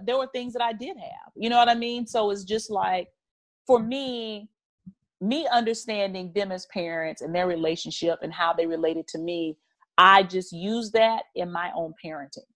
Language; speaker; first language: English; native; English